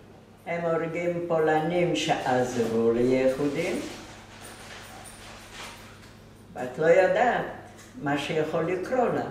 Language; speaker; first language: Hebrew; non-native, fluent; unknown